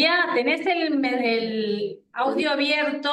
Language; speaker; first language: Spanish; native; Spanish